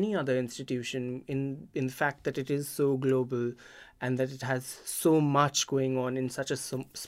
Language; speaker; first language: English; non-native, local second language; Hindi